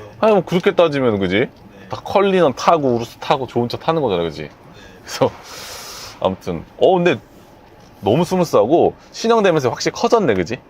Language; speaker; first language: Korean; native; Korean